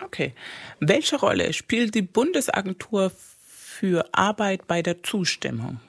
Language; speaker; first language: German; non-native, fluent; Spanish